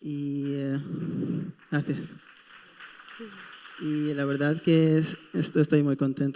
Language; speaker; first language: Spanish; non-native, fluent; Arabic